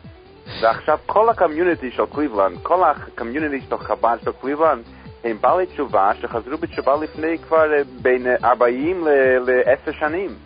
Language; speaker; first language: Hebrew; non-native, fluent; English